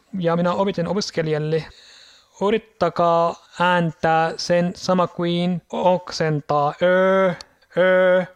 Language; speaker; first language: Finnish; non-native, learner; Arabic